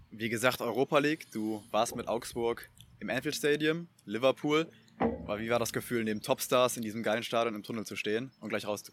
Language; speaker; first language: German; native; German